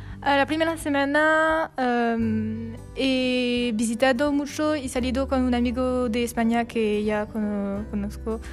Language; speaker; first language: Spanish; non-native, learner; French